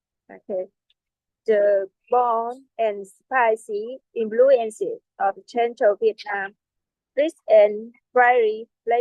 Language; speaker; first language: English; non-native, learner; Vietnamese